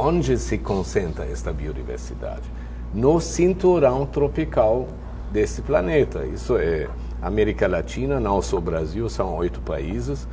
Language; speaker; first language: Portuguese; non-native, fluent; German